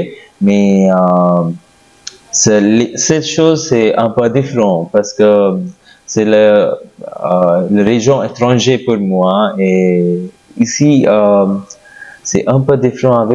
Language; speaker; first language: French; non-native, learner; Hindi